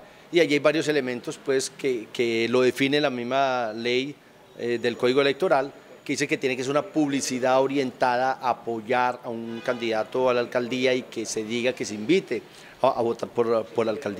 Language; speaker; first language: Spanish; native; Spanish